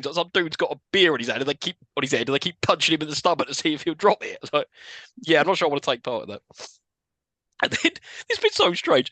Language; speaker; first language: English; native; English